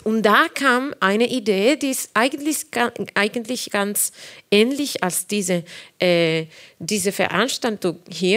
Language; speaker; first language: German; non-native, fluent; Spanish